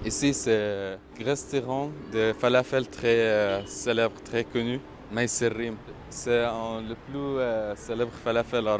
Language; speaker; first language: French; non-native, fluent; Arabic